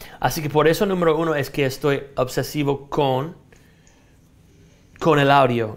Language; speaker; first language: Spanish; non-native, fluent; English